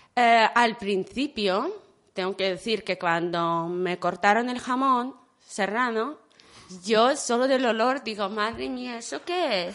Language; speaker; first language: Spanish; non-native, fluent; Ukrainian